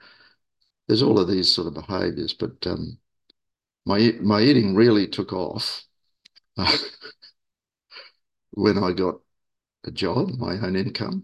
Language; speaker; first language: English; native; English